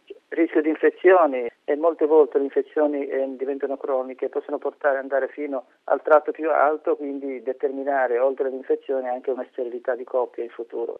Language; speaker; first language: Italian; non-native, fluent; Somali